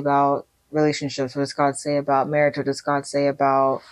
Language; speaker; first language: English; native; English